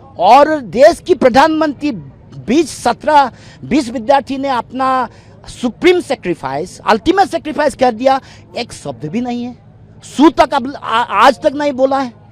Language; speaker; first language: Hindi; non-native, local second language; Assamese